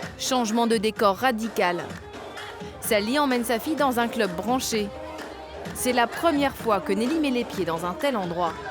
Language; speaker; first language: French; native; French